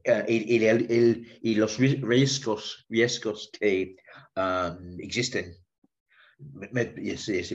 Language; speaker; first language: Spanish; non-native, learner; English